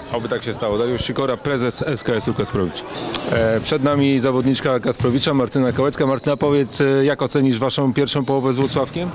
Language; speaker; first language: Polish; native; Polish